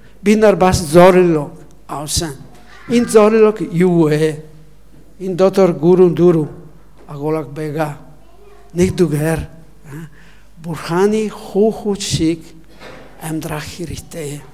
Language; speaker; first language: Mongolian; non-native, learner; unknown